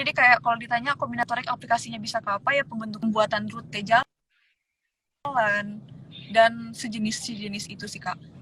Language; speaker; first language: Indonesian; native; Indonesian